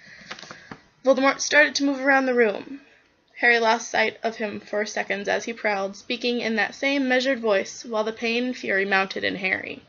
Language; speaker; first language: English; native; English